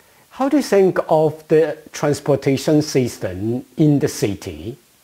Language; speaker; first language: English; non-native, fluent; Chinese